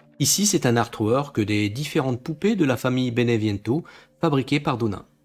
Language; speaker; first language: French; native; French